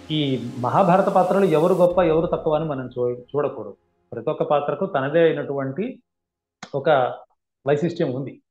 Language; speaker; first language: Telugu; non-native, local second language; Kannada